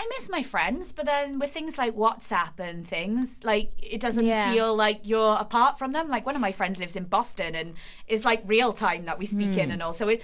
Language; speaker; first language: English; native; English